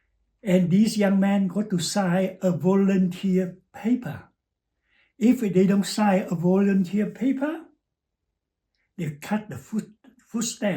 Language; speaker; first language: English; non-native, learner; Chinese